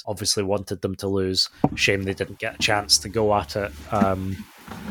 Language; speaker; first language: English; native; English